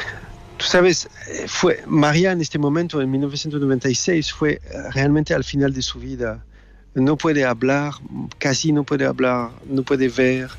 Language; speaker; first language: Spanish; non-native, learner; French